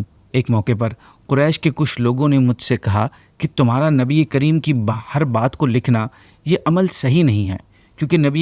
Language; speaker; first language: Urdu; native; Urdu